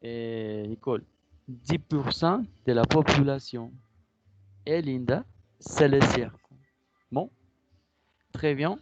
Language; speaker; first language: French; non-native, fluent; Spanish